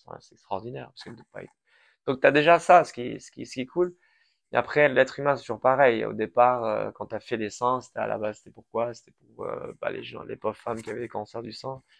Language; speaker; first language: French; early bilingual, other home language; Persian